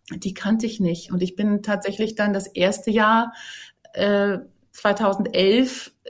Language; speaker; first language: German; native; German